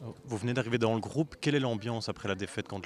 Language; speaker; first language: French; native; French